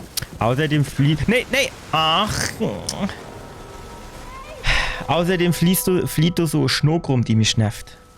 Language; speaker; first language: German; native; German